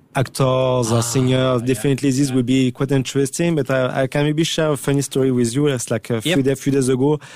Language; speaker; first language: English; non-native, fluent; French